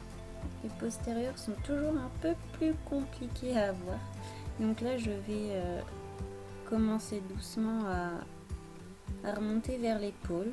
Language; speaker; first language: French; native; French